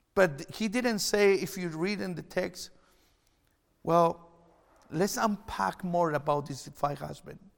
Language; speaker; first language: English; non-native, fluent; Spanish